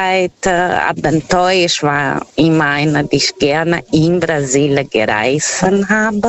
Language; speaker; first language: German; non-native, fluent; Portuguese